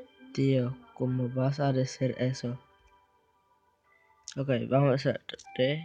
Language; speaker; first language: Spanish; native; Spanish